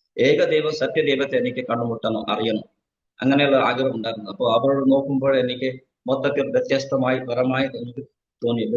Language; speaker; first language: Malayalam; non-native, fluent; Nepali